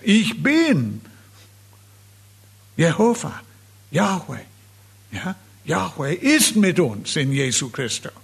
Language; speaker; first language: German; non-native, fluent; English